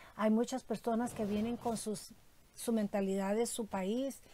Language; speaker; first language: Spanish; native; Spanish